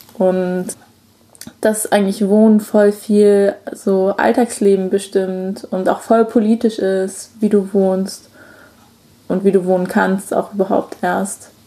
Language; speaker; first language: German; early bilingual, other home language; Chinese